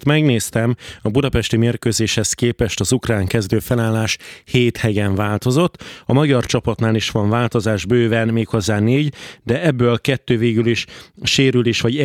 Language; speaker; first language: Hungarian; native; Hungarian